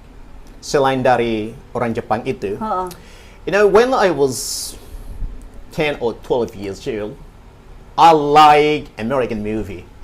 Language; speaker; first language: English; non-native, learner; Indonesian